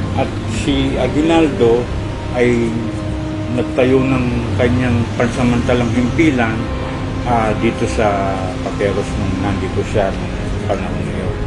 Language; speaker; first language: Filipino; native; Filipino